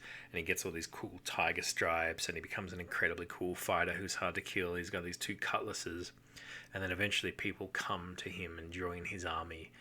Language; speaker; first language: English; native; English